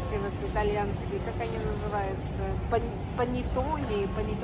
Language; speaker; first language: Russian; native; Russian